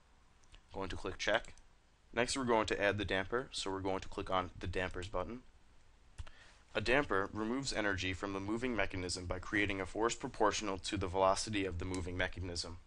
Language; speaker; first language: English; native; English